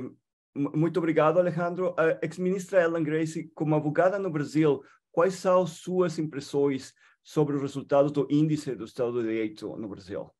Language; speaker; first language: Portuguese; non-native, fluent; Spanish